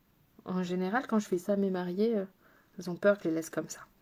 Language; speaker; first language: French; native; French